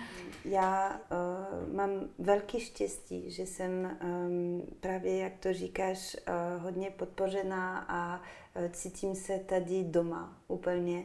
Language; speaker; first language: Czech; non-native, fluent; French